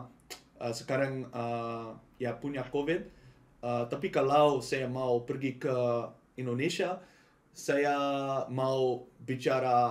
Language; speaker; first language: Indonesian; non-native, learner; Dutch